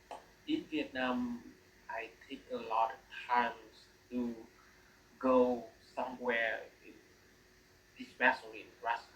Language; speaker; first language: English; non-native, learner; Vietnamese